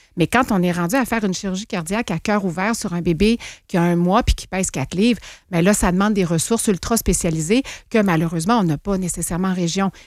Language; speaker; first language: French; native; French